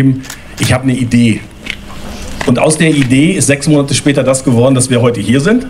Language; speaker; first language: German; native; German